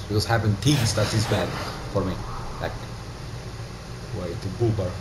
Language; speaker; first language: English; non-native, learner; Italian